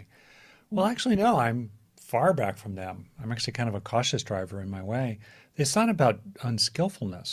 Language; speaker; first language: English; native; English